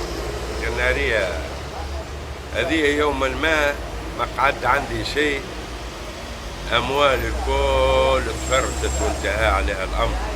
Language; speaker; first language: Arabic; native; Arabic